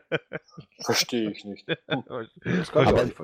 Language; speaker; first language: German; native; German